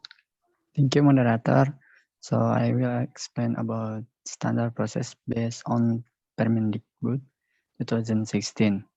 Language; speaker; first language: English; non-native, learner; Indonesian